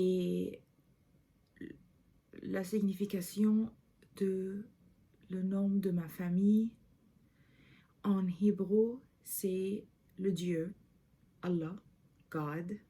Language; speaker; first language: French; non-native, fluent; English